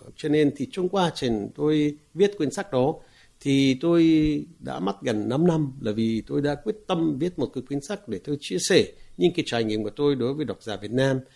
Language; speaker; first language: Vietnamese; non-native, fluent; Arabic